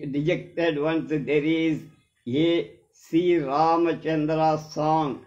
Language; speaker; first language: English; non-native, local second language; Telugu